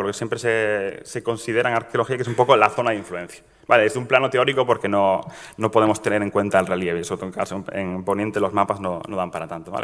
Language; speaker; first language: Spanish; native; Spanish